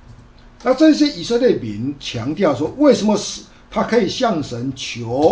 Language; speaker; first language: Chinese; native; Chinese